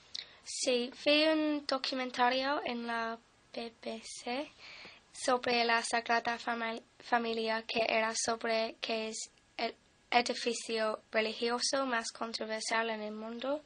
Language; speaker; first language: Spanish; non-native, fluent; English